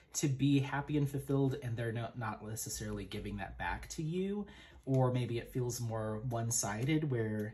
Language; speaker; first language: English; native; English